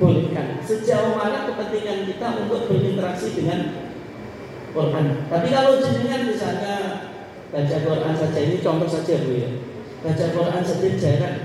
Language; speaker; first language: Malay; non-native, local second language; Javanese